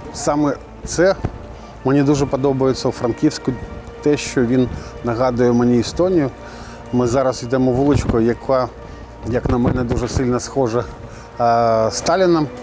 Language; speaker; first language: Ukrainian; non-native, local second language; Russian